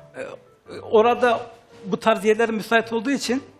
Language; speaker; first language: Turkish; native; Turkish